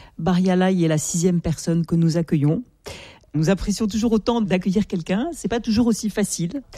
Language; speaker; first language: French; native; French